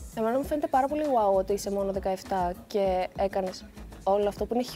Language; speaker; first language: Greek; native; Greek